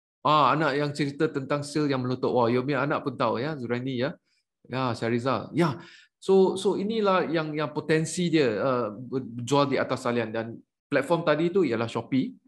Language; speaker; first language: Malay; native; Malay